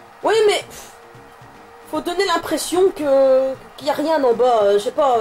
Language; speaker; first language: French; native; French